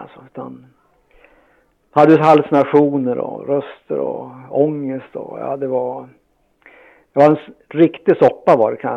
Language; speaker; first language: Swedish; native; Swedish